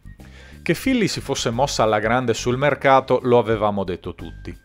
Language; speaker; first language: Italian; native; Italian